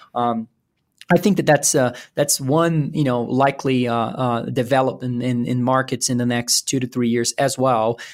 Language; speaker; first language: English; non-native, fluent; Portuguese